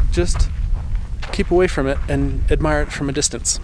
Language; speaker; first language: English; native; English